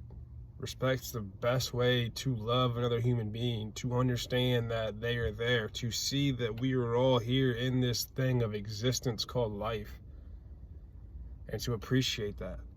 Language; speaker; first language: English; native; English